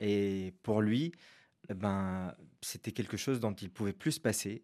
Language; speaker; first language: French; non-native, local second language; Arabic